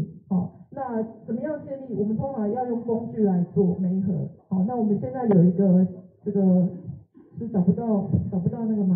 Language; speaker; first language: Chinese; native; Chinese